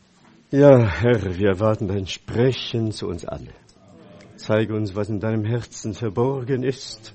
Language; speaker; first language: German; non-native, fluent; Chinese